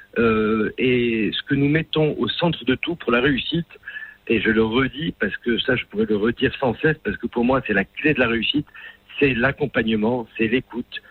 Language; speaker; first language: French; non-native, local second language; Arabic